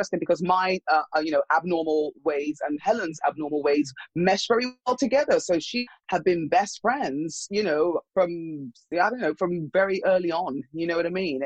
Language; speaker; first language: English; native; English